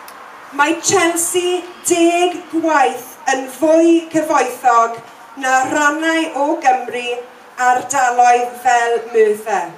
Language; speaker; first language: Welsh; non-native, local second language; English